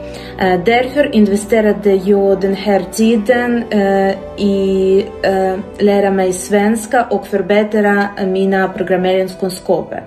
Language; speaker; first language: Swedish; non-native, fluent; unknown